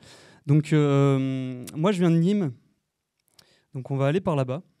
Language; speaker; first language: French; native; French